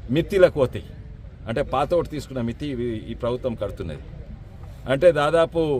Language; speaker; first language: Telugu; native; Telugu